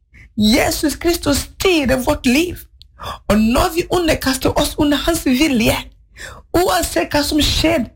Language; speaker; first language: Norwegian; non-native, fluent; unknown